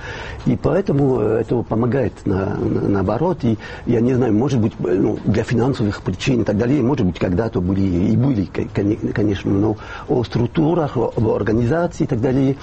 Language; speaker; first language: Russian; non-native, fluent; French